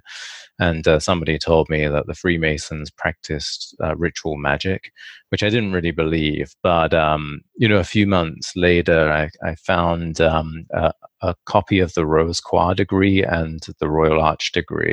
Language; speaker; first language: English; native; English